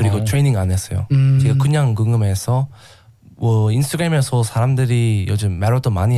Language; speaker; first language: Korean; non-native, learner; English